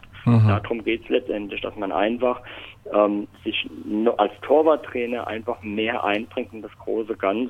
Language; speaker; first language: German; native; German